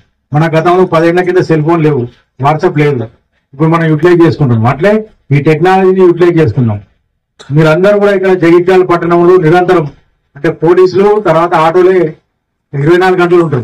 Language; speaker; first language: Telugu; native; Telugu